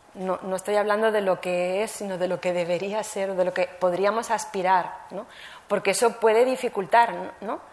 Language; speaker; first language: Spanish; native; Spanish